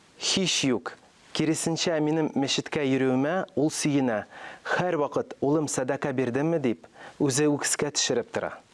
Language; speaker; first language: Tatar; non-native, local second language; Russian